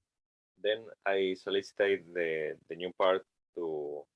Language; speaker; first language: English; non-native, learner; Spanish